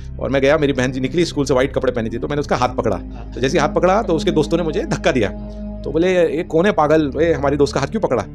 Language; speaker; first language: Hindi; native; Hindi